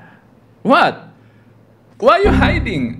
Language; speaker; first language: English; non-native, learner; Indonesian